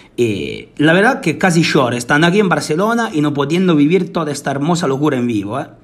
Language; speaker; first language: Spanish; non-native, fluent; Italian